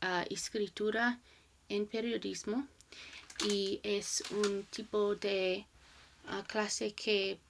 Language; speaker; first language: Spanish; non-native, learner; English